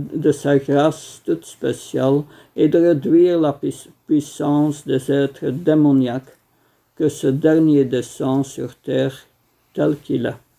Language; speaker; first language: French; non-native, fluent; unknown